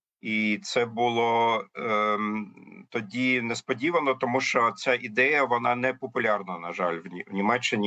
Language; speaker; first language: Ukrainian; non-native, fluent; German